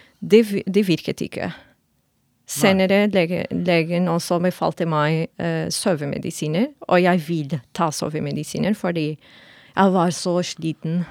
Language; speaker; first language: Norwegian; non-native, fluent; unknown